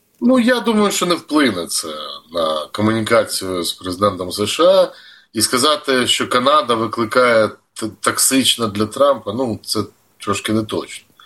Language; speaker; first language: Ukrainian; native; Ukrainian